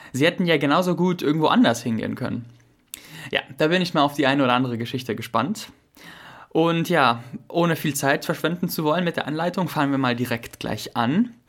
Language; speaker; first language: German; native; German